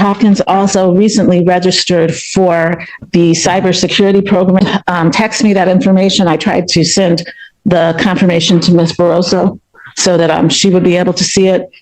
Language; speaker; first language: English; native; English